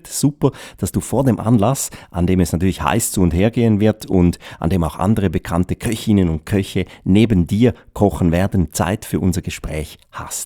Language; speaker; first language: German; native; German